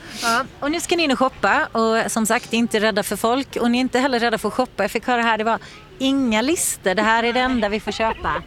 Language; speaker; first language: Swedish; native; Swedish